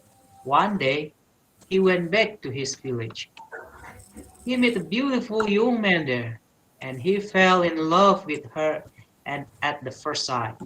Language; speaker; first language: English; non-native, learner; Indonesian